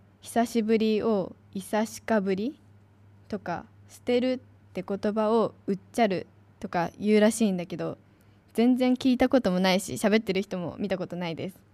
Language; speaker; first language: Japanese; native; Japanese